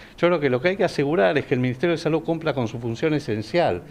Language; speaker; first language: Spanish; native; Spanish